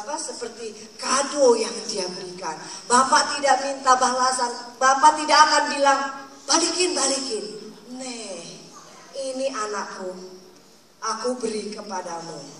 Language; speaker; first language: Indonesian; native; Indonesian